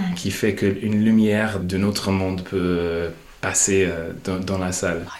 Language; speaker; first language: French; non-native, fluent; English